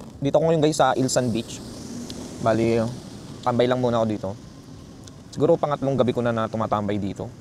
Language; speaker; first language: Filipino; native; Filipino